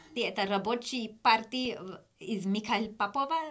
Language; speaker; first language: Russian; non-native, learner; English